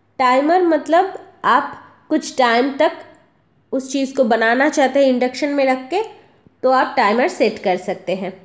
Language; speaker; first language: Hindi; non-native, local second language; Bangla